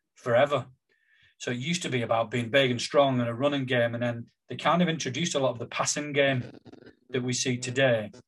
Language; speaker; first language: English; native; English